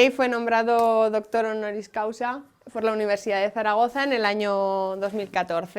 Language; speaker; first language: Spanish; native; Spanish